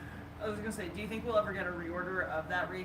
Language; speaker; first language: English; native; English